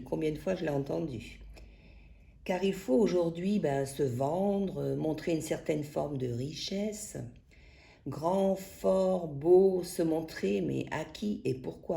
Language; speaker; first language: French; native; French